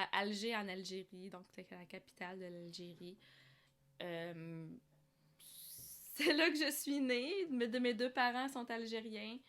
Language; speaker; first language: French; early bilingual, other home language; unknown